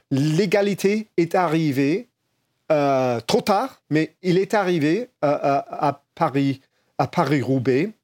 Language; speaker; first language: French; non-native, fluent; English